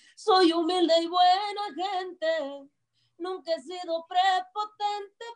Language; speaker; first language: Spanish; native; Spanish